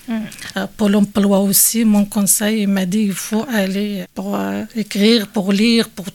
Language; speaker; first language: French; non-native, learner; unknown